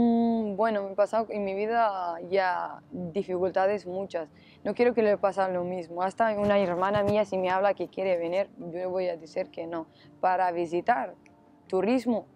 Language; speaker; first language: Spanish; non-native, learner; Arabic